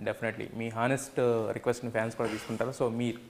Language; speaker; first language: Telugu; native; Telugu